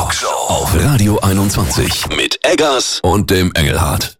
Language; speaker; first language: German; native; German